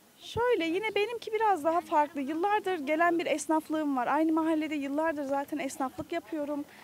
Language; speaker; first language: Turkish; native; Turkish